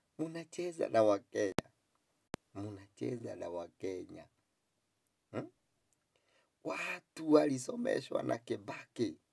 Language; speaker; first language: Swahili; non-native, local second language; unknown